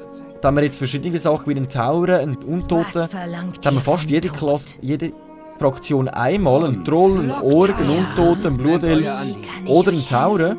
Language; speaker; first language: German; native; German